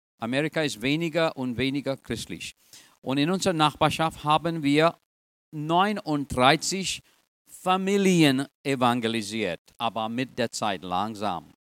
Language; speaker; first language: German; non-native, fluent; English